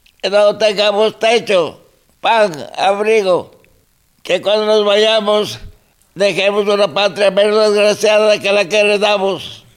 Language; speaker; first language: Spanish; non-native, local second language; Zapotec